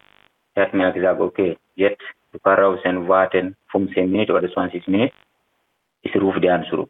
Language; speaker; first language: German; non-native, learner; Fula